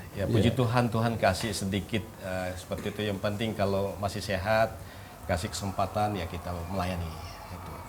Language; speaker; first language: Indonesian; non-native, local second language; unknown